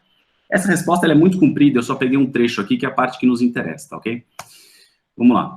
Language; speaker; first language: Portuguese; native; Portuguese